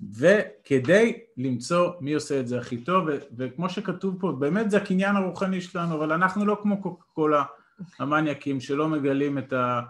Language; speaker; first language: Hebrew; native; Hebrew